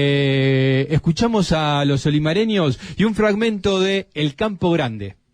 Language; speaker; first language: Spanish; native; Spanish